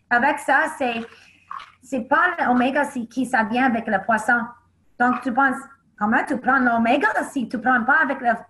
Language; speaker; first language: French; non-native, learner; English